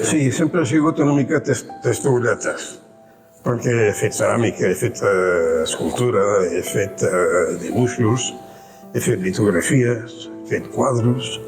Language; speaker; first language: Catalan; early bilingual, heritage; Catalan